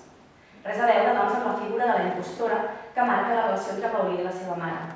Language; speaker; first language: Catalan; native; Catalan